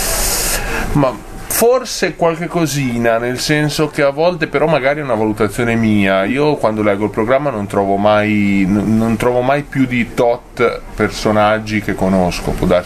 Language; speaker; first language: Italian; native; Italian